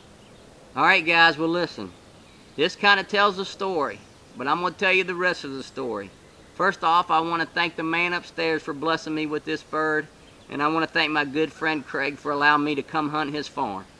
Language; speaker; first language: English; native; English